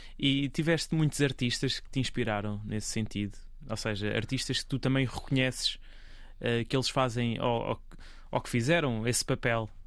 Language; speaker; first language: Portuguese; native; Portuguese